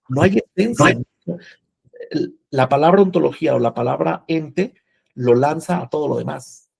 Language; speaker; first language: Spanish; native; Spanish